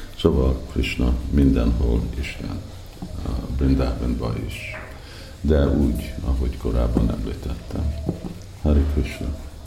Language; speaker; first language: Hungarian; early bilingual, heritage; English